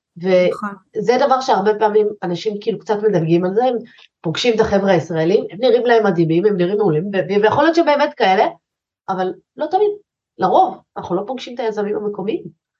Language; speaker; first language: Hebrew; native; Hebrew